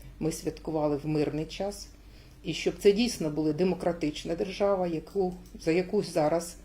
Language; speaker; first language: Ukrainian; native; Ukrainian